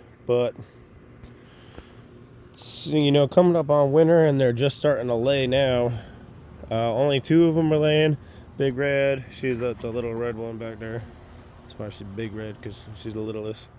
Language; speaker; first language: English; native; English